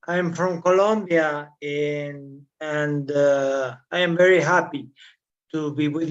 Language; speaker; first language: English; non-native, fluent; Spanish